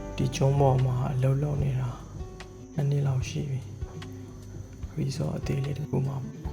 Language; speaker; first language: Burmese; native; Burmese